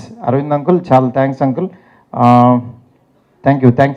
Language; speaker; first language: Telugu; native; Telugu